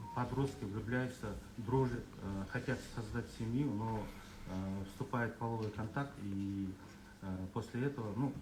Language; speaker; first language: Russian; non-native, local second language; Kazakh